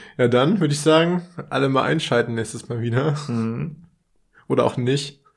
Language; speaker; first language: German; native; German